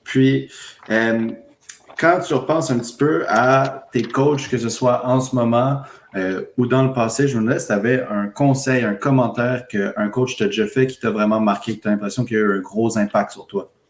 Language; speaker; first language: French; native; French